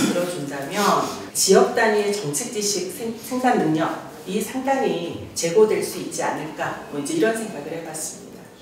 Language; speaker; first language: Korean; native; Korean